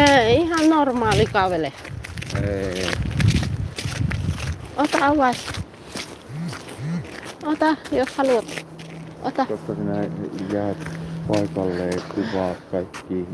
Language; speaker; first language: Finnish; non-native, learner; Thai